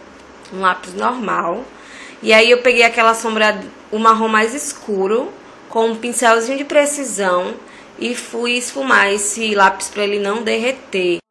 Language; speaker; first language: Portuguese; native; Portuguese